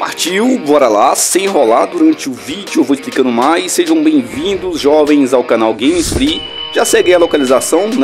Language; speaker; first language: Portuguese; native; Portuguese